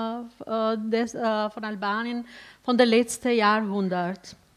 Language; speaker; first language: German; non-native, fluent; Albanian